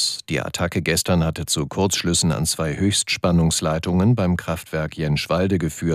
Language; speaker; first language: German; native; German